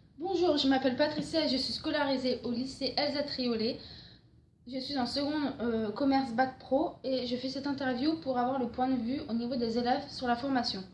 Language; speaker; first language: French; native; French